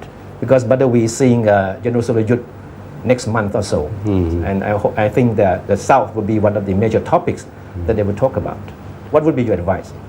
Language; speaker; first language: English; non-native, fluent; Thai